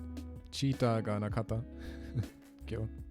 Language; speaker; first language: Japanese; non-native, learner; German